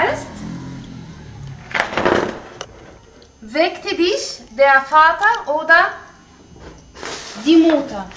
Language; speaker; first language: German; non-native, fluent; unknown